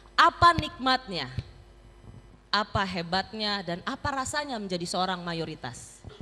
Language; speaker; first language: Indonesian; native; Indonesian